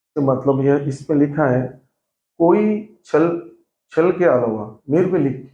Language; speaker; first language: Hindi; non-native, local second language; Bangla